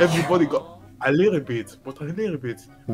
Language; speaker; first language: English; non-native, learner; German